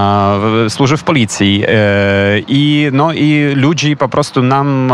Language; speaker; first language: Polish; non-native, fluent; Ukrainian